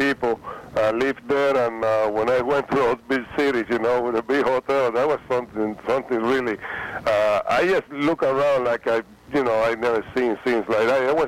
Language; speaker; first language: English; non-native, fluent; Spanish